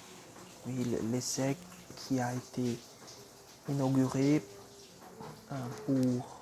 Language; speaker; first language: French; non-native, fluent; Portuguese